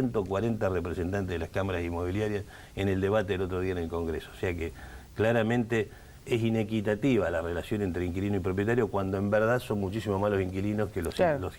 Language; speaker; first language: Spanish; native; Spanish